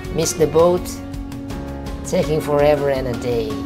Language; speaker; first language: English; non-native, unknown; Indonesian